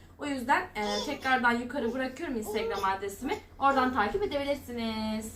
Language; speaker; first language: Turkish; native; Turkish